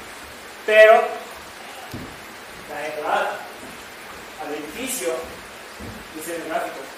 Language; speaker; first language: Spanish; non-native, learner; Japanese